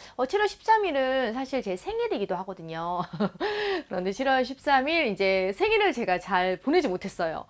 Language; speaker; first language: Korean; native; Korean